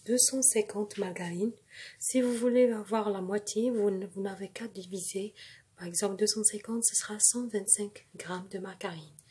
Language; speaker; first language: French; non-native, local second language; Arabic